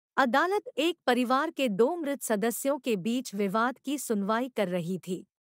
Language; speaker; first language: Hindi; non-native, local second language; Marathi